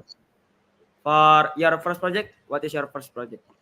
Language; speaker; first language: English; non-native, learner; Indonesian